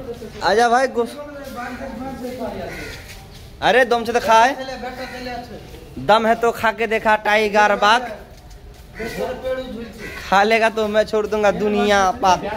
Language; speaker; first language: Hindi; non-native, local second language; Bangla